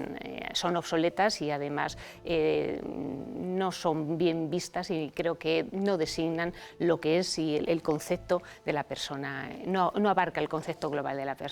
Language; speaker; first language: Spanish; native; Spanish